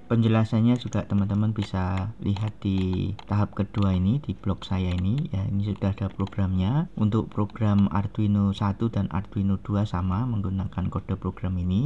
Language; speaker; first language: Indonesian; native; Indonesian